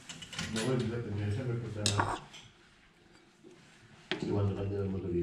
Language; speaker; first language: Italian; native; Italian